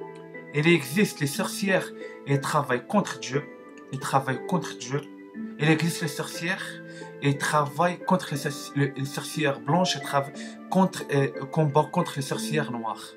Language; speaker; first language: French; non-native, learner; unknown